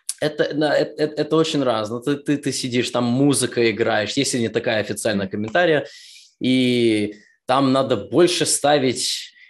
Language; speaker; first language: Russian; early bilingual, heritage; Russian